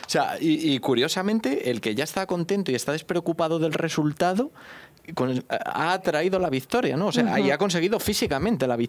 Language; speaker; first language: Spanish; native; Spanish